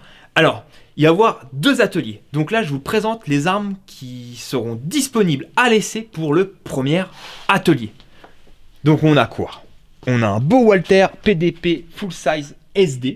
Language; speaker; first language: French; native; French